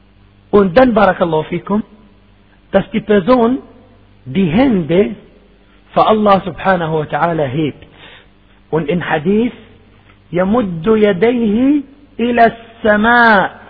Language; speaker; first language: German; non-native, fluent; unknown